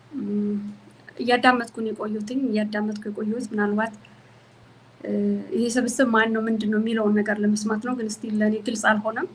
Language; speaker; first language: Amharic; native; Amharic